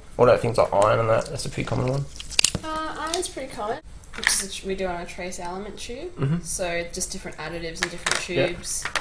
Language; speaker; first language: English; native; English